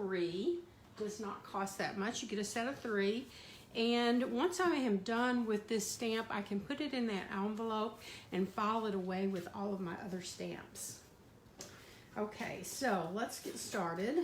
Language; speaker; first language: English; native; English